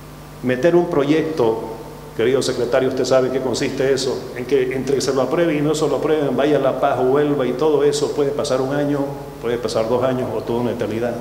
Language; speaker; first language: Spanish; native; Spanish